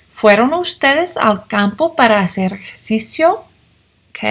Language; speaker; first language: Spanish; non-native, fluent; English